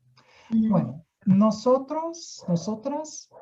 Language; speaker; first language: Spanish; non-native, fluent; Portuguese